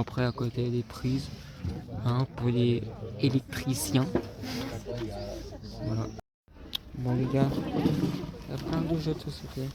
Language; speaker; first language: French; native; French